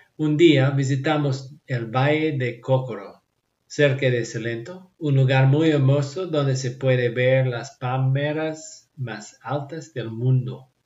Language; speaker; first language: Spanish; non-native, learner; English